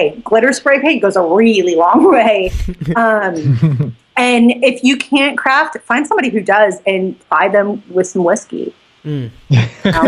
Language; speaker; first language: English; native; English